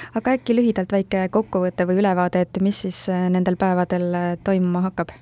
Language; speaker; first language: Estonian; native; Estonian